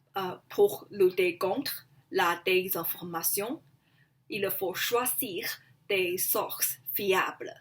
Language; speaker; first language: French; non-native, learner; Chinese